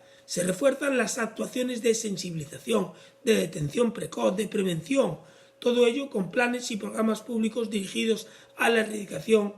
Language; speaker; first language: Spanish; native; Spanish